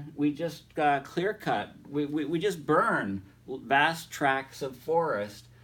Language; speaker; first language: English; native; English